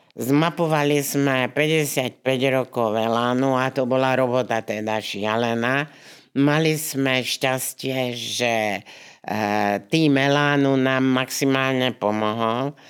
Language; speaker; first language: Slovak; native; Slovak